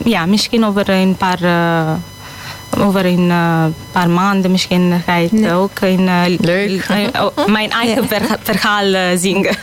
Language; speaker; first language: Dutch; non-native, learner; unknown